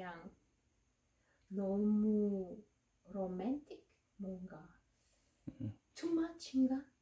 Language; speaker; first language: Korean; non-native, fluent; Russian